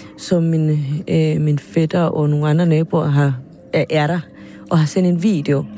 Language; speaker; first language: Danish; non-native, fluent; Spanish